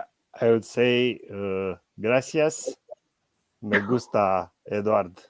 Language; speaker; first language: Spanish; non-native, learner; Romanian